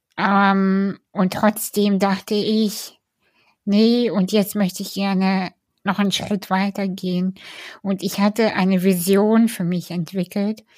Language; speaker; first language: German; early bilingual, other home language; Russian